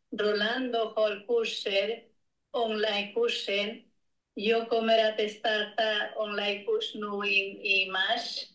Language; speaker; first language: Swedish; non-native, learner; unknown